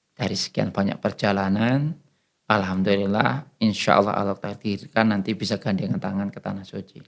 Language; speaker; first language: Indonesian; native; Indonesian